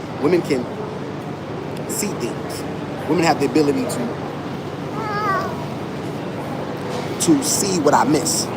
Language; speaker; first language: English; native; English